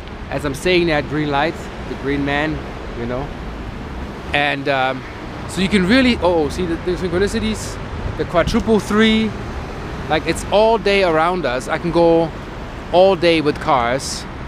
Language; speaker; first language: English; non-native, fluent; German